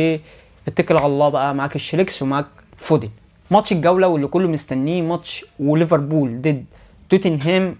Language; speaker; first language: Arabic; native; Arabic